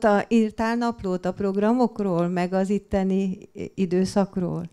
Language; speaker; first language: Hungarian; native; Hungarian